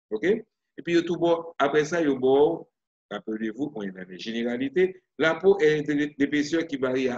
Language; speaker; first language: French; non-native, local second language; Haitian Creole